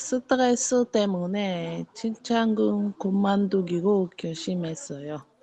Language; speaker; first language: Korean; non-native, learner; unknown